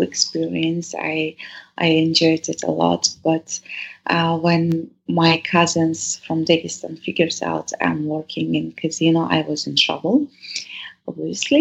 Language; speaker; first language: English; non-native, fluent; Russian